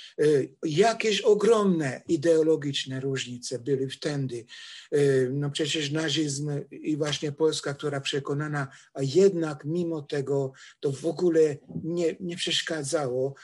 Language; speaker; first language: Polish; non-native, fluent; Hungarian